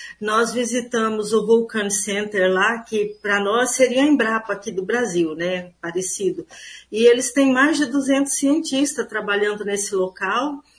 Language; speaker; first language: Portuguese; native; Portuguese